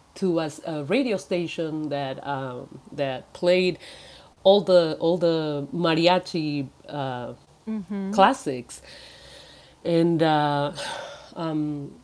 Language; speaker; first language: English; non-native, fluent; Spanish